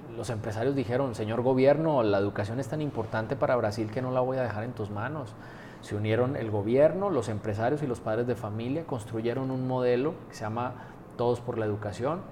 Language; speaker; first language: Spanish; native; Spanish